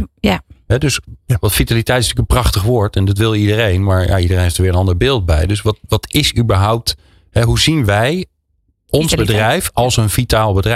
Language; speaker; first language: Dutch; native; Dutch